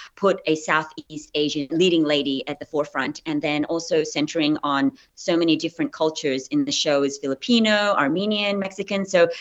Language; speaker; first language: English; native; English